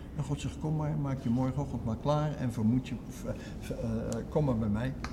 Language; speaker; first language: Dutch; native; Dutch